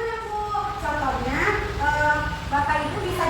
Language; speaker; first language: Indonesian; native; Indonesian